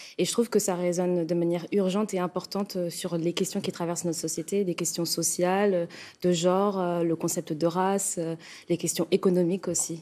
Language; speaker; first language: French; native; French